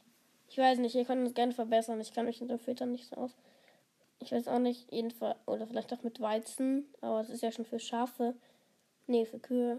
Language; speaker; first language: German; native; German